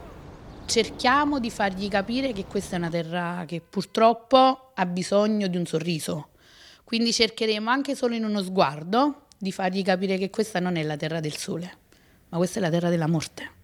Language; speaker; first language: Italian; native; Italian